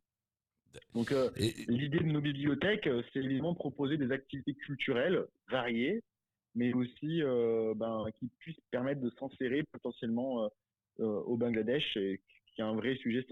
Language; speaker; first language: French; native; French